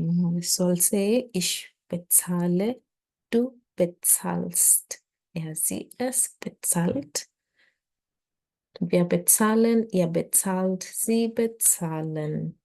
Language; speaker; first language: German; non-native, learner; English